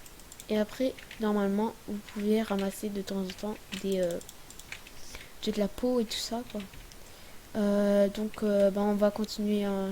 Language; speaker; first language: French; native; French